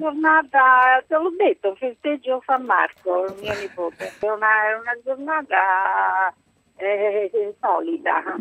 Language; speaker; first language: Italian; native; Italian